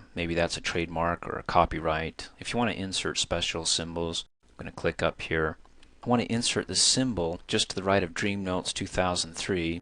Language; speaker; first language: English; native; English